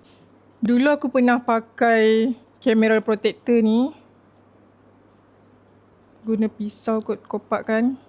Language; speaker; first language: Malay; native; Malay